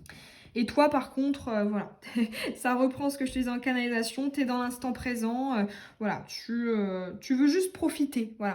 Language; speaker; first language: French; native; French